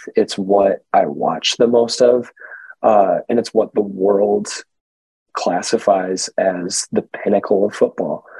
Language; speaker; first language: English; native; English